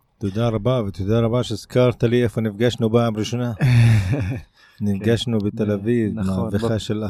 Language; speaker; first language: Hebrew; non-native, local second language; Arabic